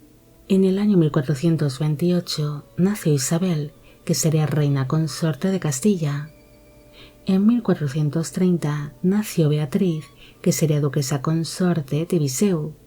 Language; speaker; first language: Spanish; native; Spanish